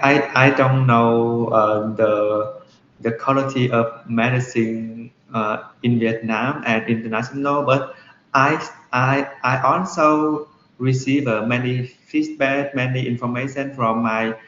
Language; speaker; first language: English; non-native, learner; Vietnamese